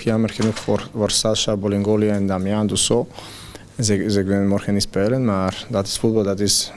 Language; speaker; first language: Dutch; non-native, fluent; Croatian